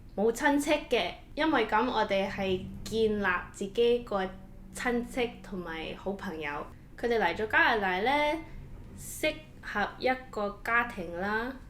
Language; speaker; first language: Cantonese; early bilingual, heritage; Cantonese